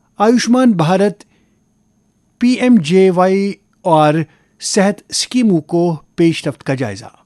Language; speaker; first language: Urdu; non-native, local second language; Kashmiri